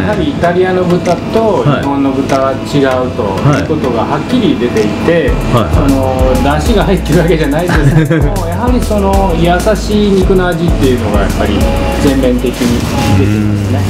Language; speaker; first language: Japanese; native; Japanese